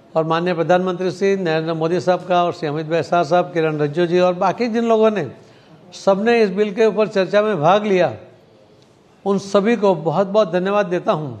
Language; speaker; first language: Hindi; non-native, local second language; Marathi